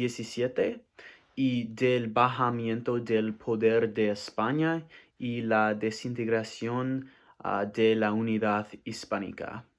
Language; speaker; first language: Spanish; non-native, learner; English